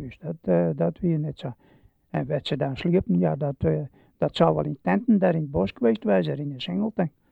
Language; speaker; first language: Dutch; non-native, local second language; Western Frisian